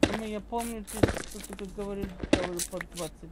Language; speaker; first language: Russian; non-native, learner; Latvian